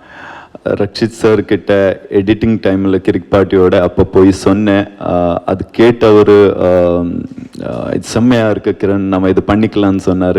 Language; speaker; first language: Tamil; non-native, learner; Kannada